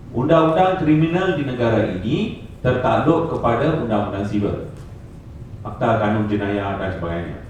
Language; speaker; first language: Malay; non-native, local second language; Tamil